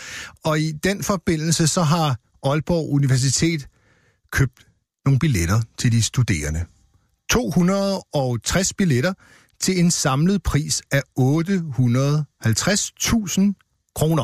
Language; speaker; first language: Danish; native; Danish